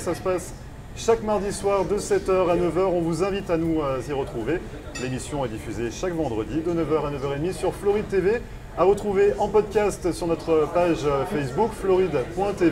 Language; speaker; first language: French; native; French